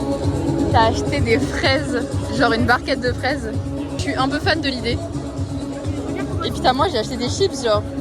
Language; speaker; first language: French; native; French